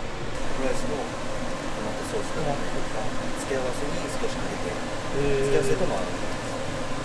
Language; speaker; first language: Japanese; native; Japanese